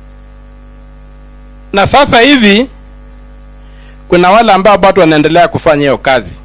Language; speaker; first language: Swahili; non-native, local second language; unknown